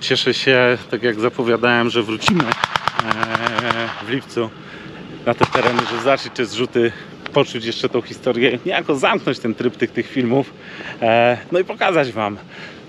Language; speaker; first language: Polish; native; Polish